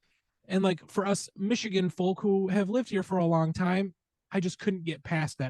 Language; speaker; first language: English; native; English